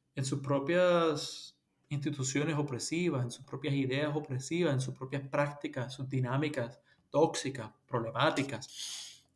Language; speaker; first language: Spanish; early bilingual, heritage; Spanish